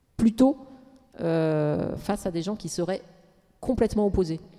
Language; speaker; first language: French; native; French